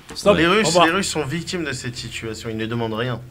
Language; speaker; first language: French; native; French